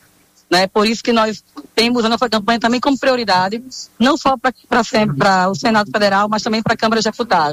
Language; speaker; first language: Portuguese; native; Portuguese